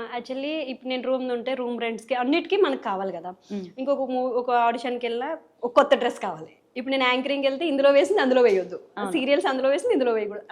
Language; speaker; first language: Telugu; native; Telugu